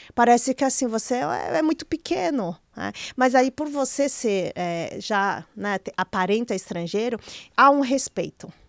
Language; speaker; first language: Portuguese; early bilingual, other home language; Chinese